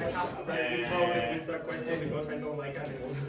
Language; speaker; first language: English; non-native, learner; Spanish